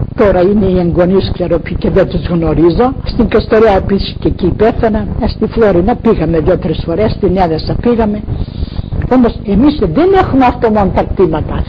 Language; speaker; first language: Greek; non-native, local second language; Macedonian